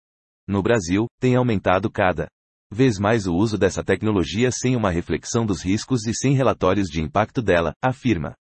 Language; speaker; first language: Portuguese; native; Portuguese